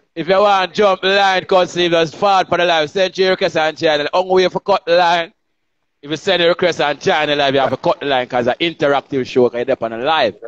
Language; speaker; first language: English; non-native, local second language; Jamaican Creole English